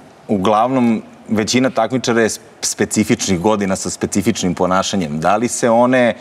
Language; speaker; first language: Croatian; native; Croatian